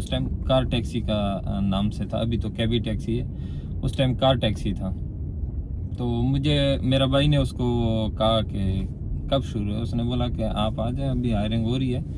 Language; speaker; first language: Urdu; non-native, local second language; Pashto